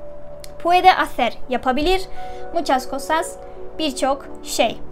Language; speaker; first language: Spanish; non-native, fluent; Turkish